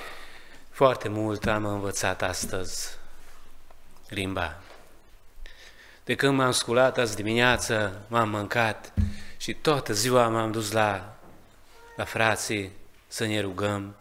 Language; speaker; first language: Romanian; non-native, learner; Hungarian